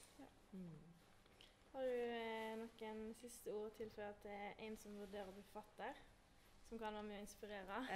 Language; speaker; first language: Norwegian; native; Norwegian